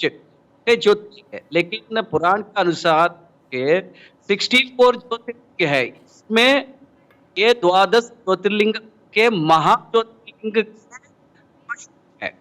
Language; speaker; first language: Hindi; non-native, local second language; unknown